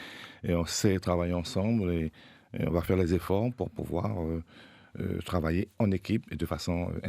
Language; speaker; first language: French; native; French